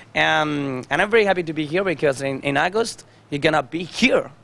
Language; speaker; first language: English; non-native, learner; Spanish